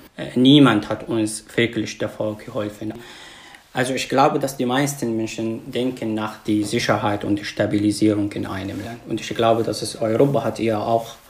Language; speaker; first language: German; non-native, fluent; Arabic